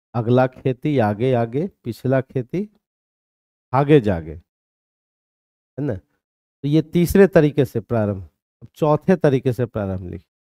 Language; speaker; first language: Hindi; native; Hindi